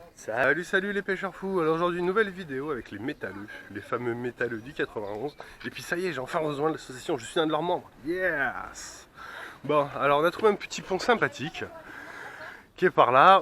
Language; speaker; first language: French; native; French